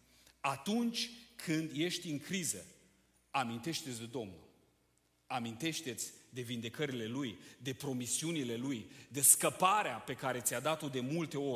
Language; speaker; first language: Romanian; native; Romanian